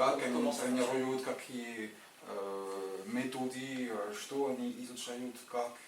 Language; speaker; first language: Russian; non-native, fluent; French